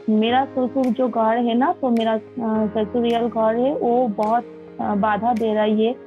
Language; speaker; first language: Hindi; non-native, local second language; Bangla